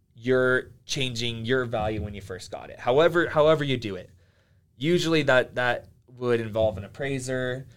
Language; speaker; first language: English; early bilingual, other home language; Finnish